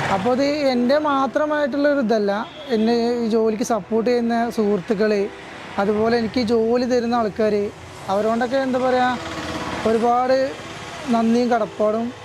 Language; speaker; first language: Malayalam; native; Malayalam